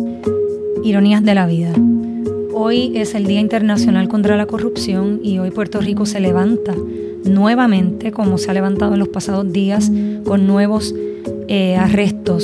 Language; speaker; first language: Spanish; native; Spanish